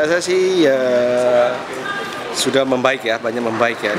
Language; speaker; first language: Indonesian; native; Indonesian